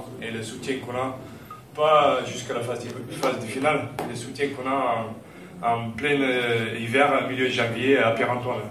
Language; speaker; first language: French; non-native, fluent; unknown